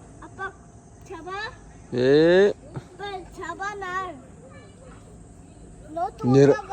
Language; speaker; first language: Korean; early bilingual, other home language; Uzbek